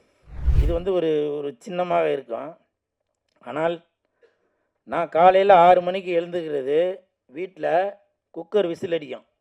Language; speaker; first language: Tamil; native; Tamil